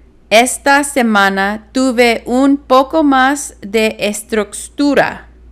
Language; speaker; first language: Spanish; non-native, learner; English